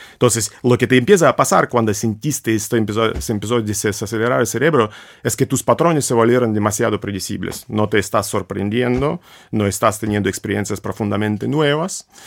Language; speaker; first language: Spanish; non-native, fluent; Russian